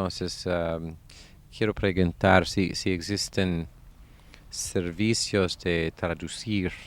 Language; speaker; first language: Spanish; non-native, fluent; English